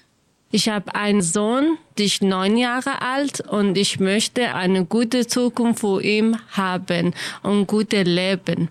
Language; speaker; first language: German; non-native, learner; Kurdish